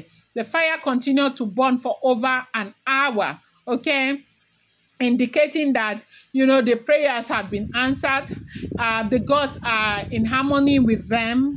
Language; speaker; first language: English; non-native, local second language; Yoruba